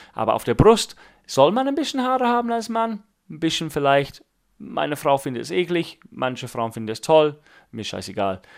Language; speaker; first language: German; non-native, fluent; English